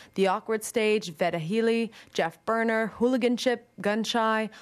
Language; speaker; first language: English; native; English